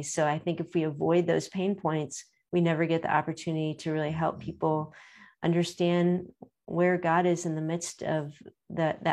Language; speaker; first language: English; native; English